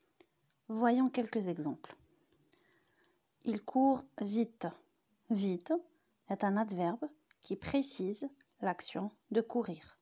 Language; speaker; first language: French; non-native, local second language; Arabic